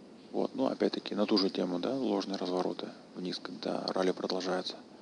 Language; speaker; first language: Russian; native; Russian